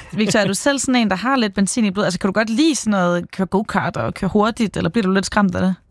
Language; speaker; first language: Danish; native; Danish